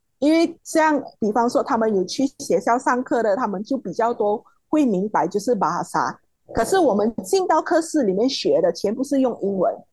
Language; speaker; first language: Chinese; native; Chinese